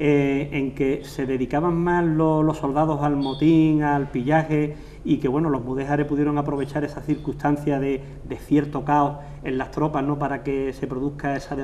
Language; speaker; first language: Spanish; native; Spanish